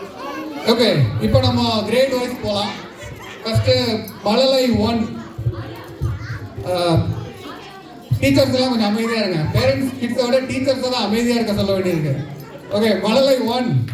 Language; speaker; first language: Tamil; native; Tamil